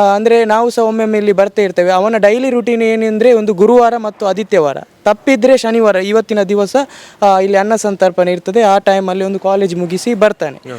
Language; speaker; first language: Kannada; native; Kannada